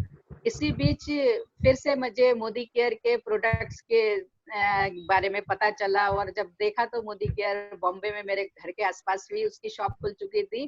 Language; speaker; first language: Hindi; native; Hindi